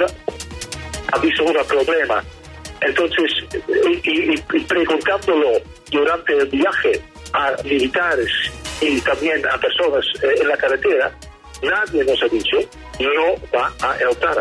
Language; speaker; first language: Spanish; non-native, learner; Dutch